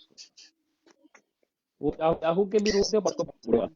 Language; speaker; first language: Urdu; native; Urdu